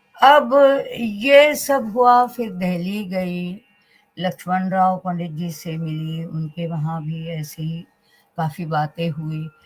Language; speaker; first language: Hindi; non-native, local second language; Marathi